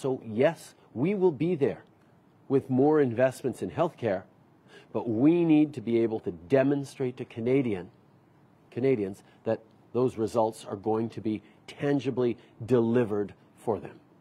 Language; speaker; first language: English; early bilingual, other home language; French